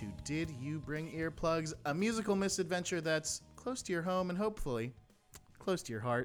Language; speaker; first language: English; native; English